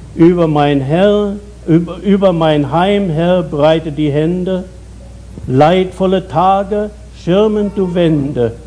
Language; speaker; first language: German; native; German